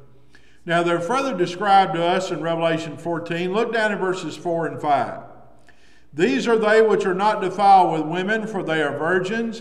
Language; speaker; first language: English; native; English